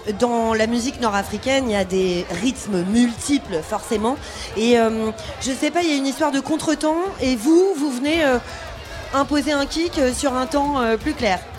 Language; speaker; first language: French; native; French